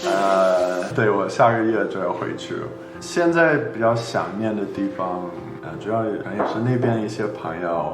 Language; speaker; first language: Chinese; non-native, fluent; English